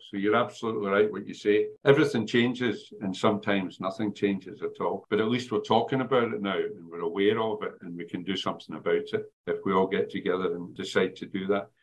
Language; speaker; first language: English; native; English